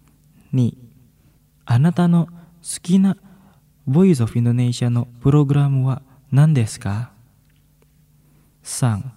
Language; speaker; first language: Japanese; non-native, fluent; Indonesian